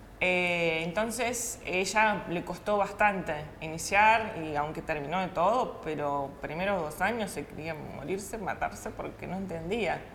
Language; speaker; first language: Spanish; early bilingual, other home language; Russian